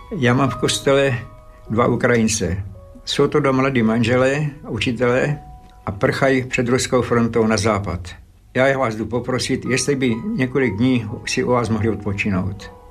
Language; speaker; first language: Czech; early bilingual, other home language; Slovak